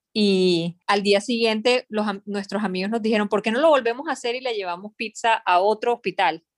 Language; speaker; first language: Spanish; native; Spanish